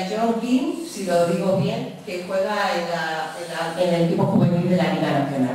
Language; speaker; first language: Spanish; native; Spanish